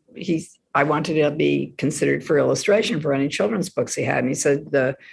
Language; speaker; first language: English; native; English